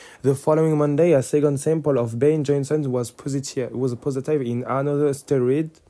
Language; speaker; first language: English; non-native, learner; French